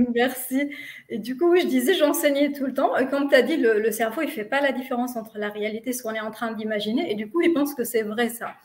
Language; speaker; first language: French; non-native, local second language; Arabic